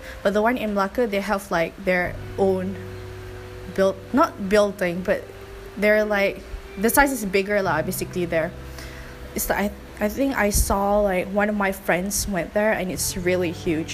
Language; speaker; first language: English; non-native, local second language; Malay